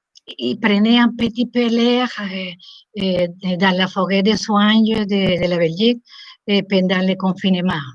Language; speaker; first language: French; non-native, learner; Spanish